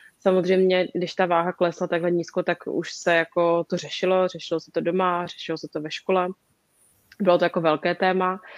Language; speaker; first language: Czech; native; Czech